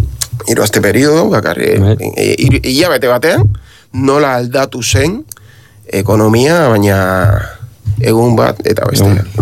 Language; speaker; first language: Basque; non-native, learner; Spanish